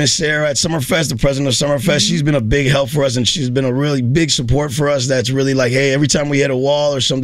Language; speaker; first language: English; early bilingual, other home language; Spanish